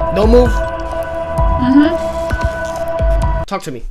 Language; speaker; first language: English; non-native, local second language; Filipino